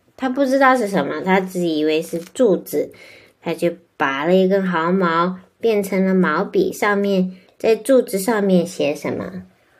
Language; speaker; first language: Chinese; native; Chinese